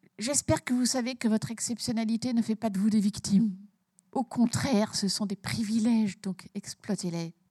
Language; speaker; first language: French; early bilingual, heritage; French